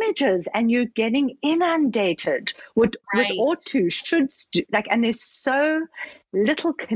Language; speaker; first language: English; native; English